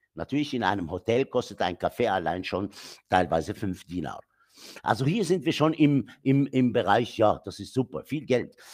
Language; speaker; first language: German; non-native, fluent; Arabic